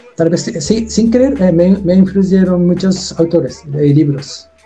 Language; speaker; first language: Spanish; non-native, learner; Japanese